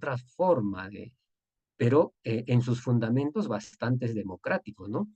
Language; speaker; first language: Spanish; native; Spanish